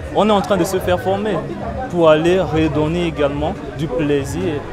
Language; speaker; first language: French; non-native, local second language; Sango